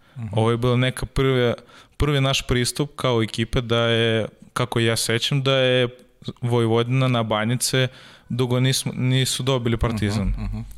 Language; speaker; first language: Serbian; non-native, learner; Russian